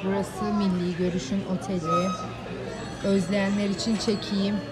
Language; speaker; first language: Turkish; native; Turkish